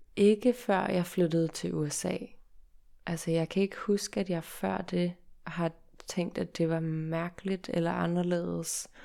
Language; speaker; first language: Danish; early bilingual, heritage; Danish